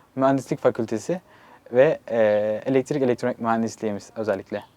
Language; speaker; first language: Turkish; native; Turkish